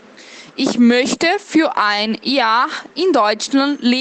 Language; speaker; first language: German; non-native, fluent; Portuguese